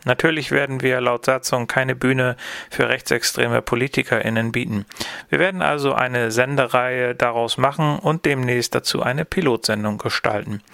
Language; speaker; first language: German; native; German